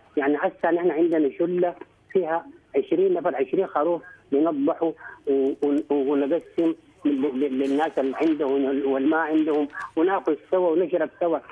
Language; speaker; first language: Arabic; native; Arabic